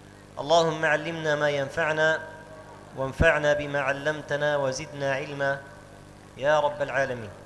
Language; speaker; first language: Arabic; native; Arabic